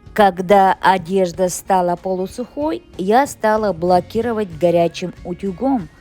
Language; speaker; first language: Russian; non-native, local second language; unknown